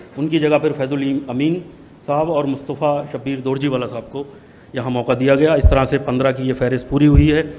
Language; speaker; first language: Urdu; native; Urdu